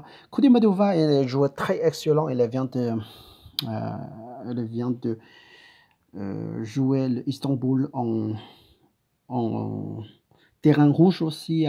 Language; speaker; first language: French; non-native, learner; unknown